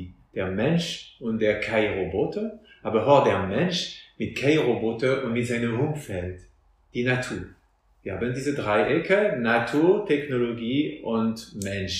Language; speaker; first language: German; non-native, fluent; French